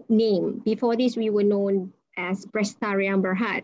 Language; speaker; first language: English; non-native, local second language; Malay